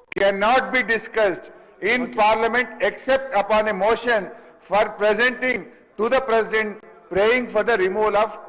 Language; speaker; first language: English; non-native, local second language; Telugu